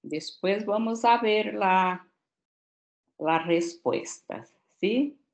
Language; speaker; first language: Spanish; non-native, fluent; Portuguese